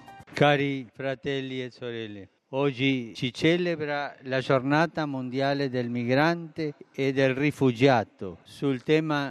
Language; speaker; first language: Italian; non-native, fluent; Spanish